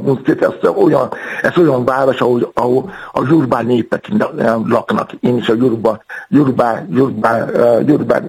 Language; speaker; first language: Hungarian; non-native, fluent; Yoruba